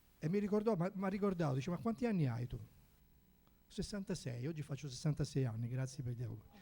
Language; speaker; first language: Italian; native; Italian